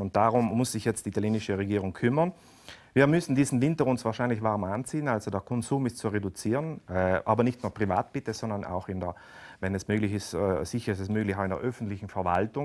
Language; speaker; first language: German; native; German